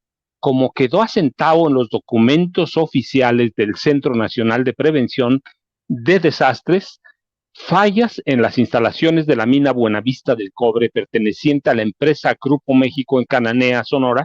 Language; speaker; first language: Spanish; native; Spanish